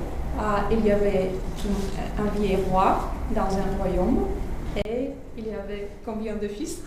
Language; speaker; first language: French; non-native, fluent; Russian